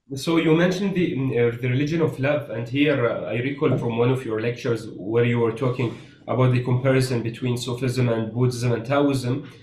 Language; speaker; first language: English; non-native, fluent; Arabic